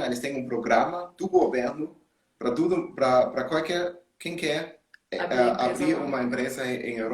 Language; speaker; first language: Portuguese; non-native, learner; German